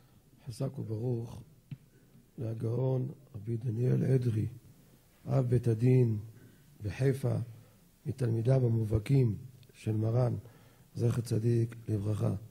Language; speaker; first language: Hebrew; native; Hebrew